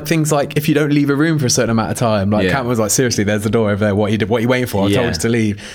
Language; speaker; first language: English; native; English